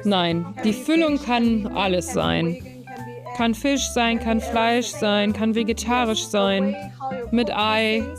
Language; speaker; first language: German; non-native, fluent; Chinese